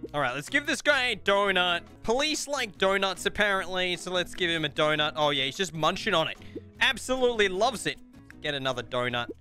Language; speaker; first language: English; native; English